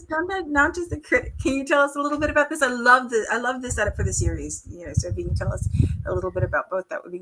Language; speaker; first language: English; native; English